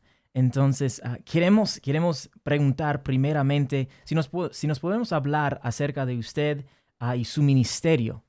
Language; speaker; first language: Spanish; early bilingual, heritage; English